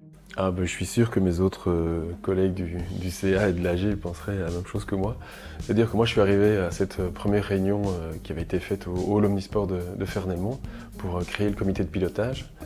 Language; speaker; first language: French; native; French